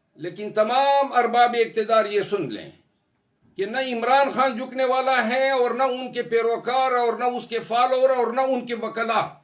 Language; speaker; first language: Urdu; non-native, local second language; Pashto